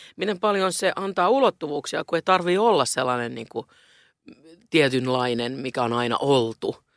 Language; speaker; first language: Finnish; non-native, local second language; Swedish